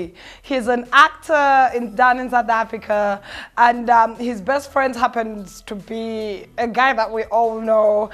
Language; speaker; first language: English; non-native, local second language; Ganda